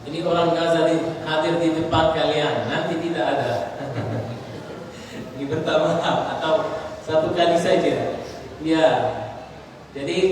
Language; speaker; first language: Indonesian; non-native, learner; Arabic